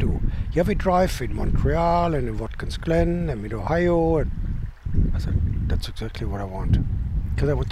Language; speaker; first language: English; non-native, fluent; German